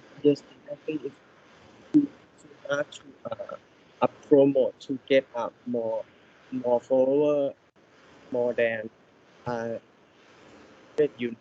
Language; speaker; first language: English; non-native, learner; Thai